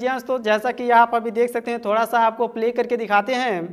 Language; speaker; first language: Hindi; native; Hindi